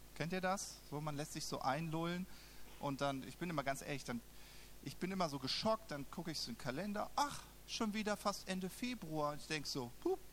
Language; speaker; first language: German; native; German